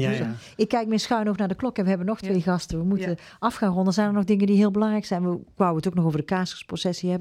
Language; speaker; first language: Dutch; native; Dutch